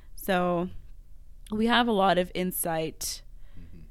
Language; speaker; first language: English; non-native, fluent; French